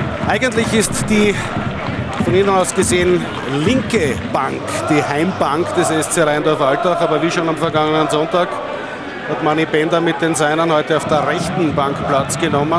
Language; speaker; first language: German; native; German